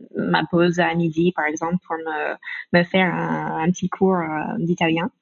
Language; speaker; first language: French; non-native, fluent; English